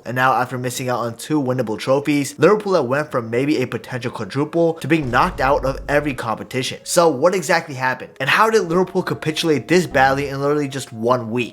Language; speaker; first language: English; native; English